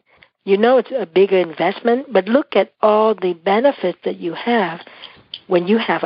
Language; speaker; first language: English; non-native, fluent; Vietnamese